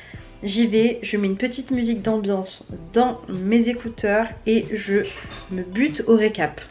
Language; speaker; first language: French; native; French